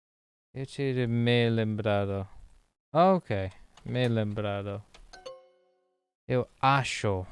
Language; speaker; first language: Portuguese; non-native, learner; English